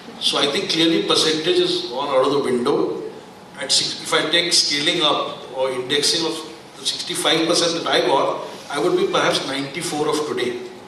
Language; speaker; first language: English; non-native, local second language; Hindi